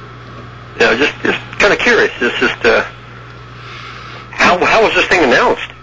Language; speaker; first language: English; native; English